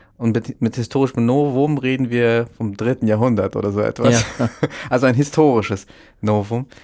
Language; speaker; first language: German; early bilingual, other home language; Russian